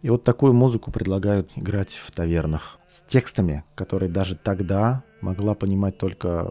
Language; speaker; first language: Russian; native; Russian